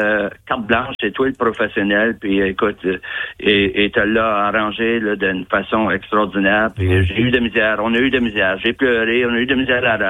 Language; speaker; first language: French; native; French